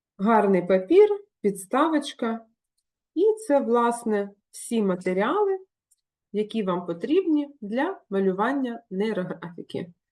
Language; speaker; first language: Ukrainian; non-native, local second language; Russian